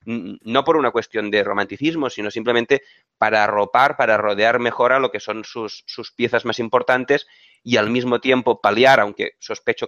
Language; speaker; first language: Spanish; native; Spanish